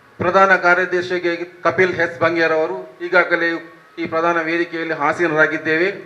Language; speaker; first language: Kannada; native; Kannada